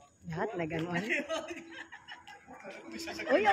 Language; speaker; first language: Filipino; native; Filipino